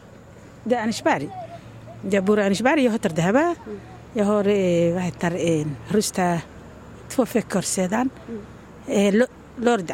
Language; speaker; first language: Swedish; non-native, learner; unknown